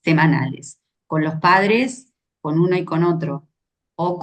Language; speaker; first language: Spanish; native; Spanish